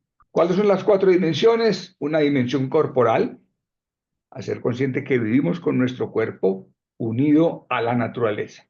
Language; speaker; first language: Spanish; native; Spanish